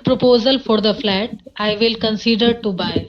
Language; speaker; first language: English; non-native, learner; Hindi